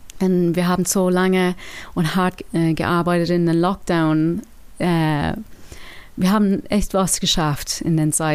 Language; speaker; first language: German; non-native, learner; English